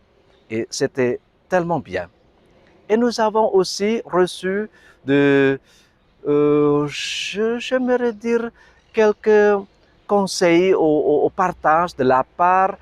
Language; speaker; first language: French; non-native, fluent; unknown